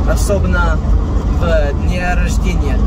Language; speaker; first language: Russian; non-native, learner; English